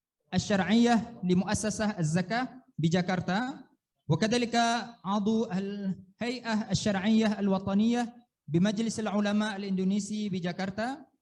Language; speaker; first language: Arabic; non-native, fluent; Indonesian